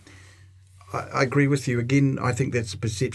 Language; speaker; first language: English; native; English